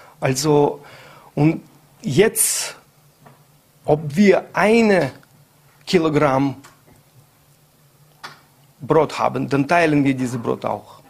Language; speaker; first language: German; non-native, learner; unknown